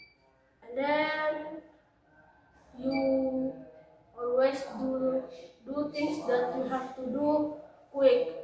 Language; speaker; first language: English; non-native, learner; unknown